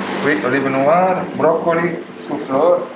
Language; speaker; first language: French; non-native, learner; Italian